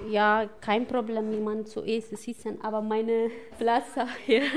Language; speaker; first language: German; non-native, learner; Amharic